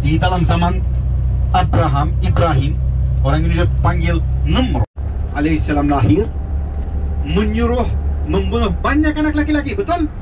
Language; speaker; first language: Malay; non-native, fluent; Turkish